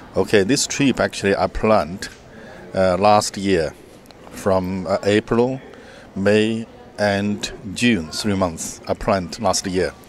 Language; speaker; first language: English; non-native, fluent; Chinese